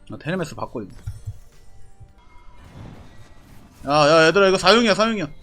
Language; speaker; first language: Korean; native; Korean